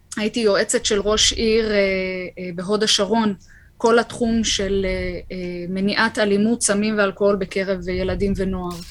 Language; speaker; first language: Hebrew; native; Hebrew